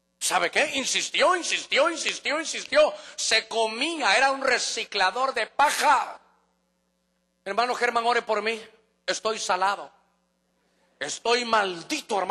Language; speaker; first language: Spanish; native; Spanish